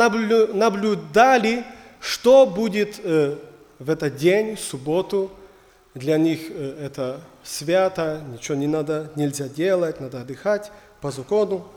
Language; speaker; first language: Russian; non-native, learner; German